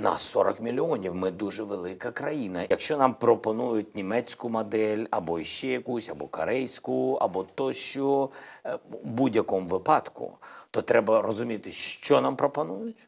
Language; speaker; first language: Ukrainian; non-native, local second language; Russian